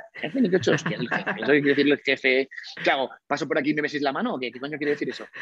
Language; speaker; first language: Spanish; native; Spanish